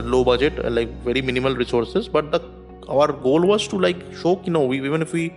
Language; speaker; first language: English; non-native, local second language; Bangla